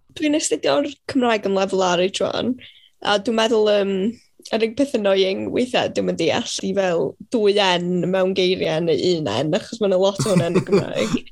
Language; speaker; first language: Welsh; native; Welsh